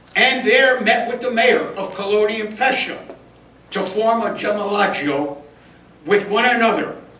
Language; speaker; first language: English; early bilingual, other home language; Italian